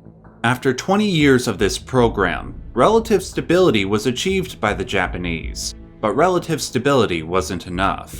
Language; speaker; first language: English; native; English